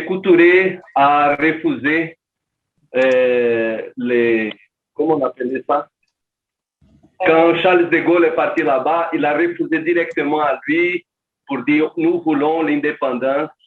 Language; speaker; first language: French; non-native, learner; Portuguese